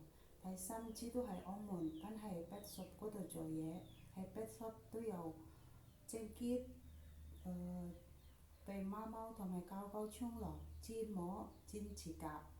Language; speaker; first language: Cantonese; non-native, learner; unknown